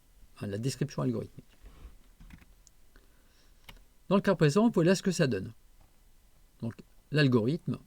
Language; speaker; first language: French; native; French